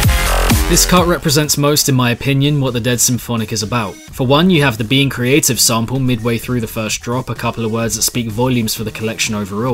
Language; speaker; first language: English; native; English